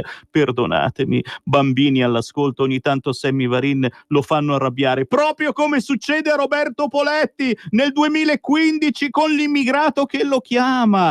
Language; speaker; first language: Italian; native; Italian